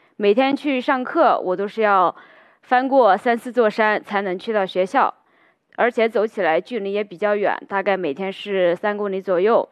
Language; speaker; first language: Chinese; native; Chinese